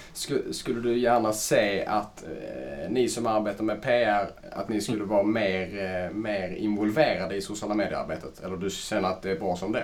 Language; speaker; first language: Swedish; native; Swedish